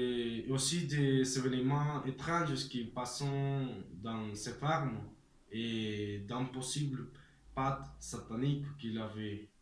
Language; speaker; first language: French; non-native, learner; Spanish